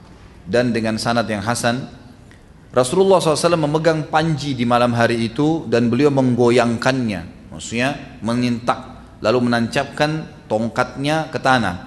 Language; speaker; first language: Indonesian; native; Indonesian